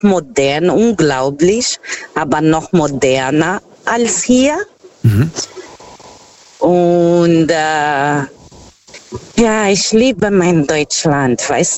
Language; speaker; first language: German; non-native, fluent; Portuguese